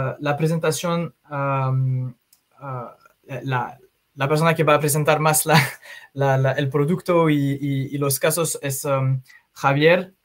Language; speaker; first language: Spanish; non-native, fluent; French